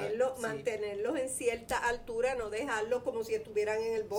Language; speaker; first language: Spanish; native; Spanish